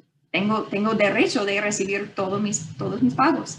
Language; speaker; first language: Spanish; non-native, fluent; English